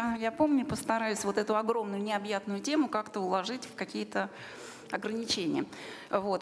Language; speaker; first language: Russian; native; Russian